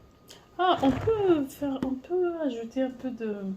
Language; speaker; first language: French; non-native, fluent; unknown